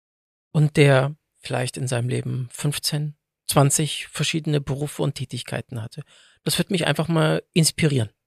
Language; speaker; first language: German; native; German